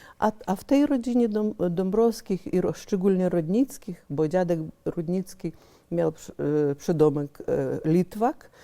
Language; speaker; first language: Polish; early bilingual, heritage; Polish